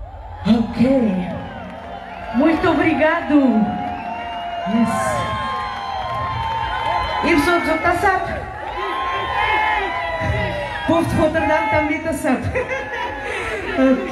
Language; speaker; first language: Portuguese; non-native, local second language; Kabuverdianu